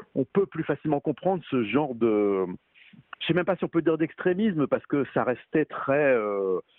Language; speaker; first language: French; native; French